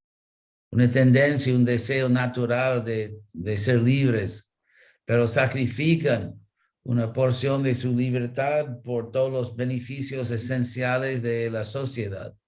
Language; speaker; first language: Spanish; non-native, fluent; English